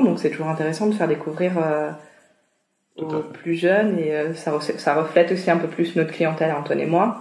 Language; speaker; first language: French; native; French